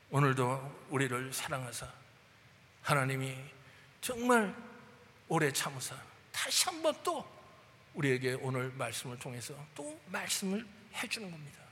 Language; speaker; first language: Korean; native; Korean